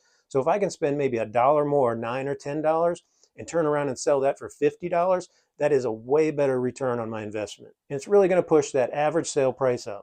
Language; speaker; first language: English; native; English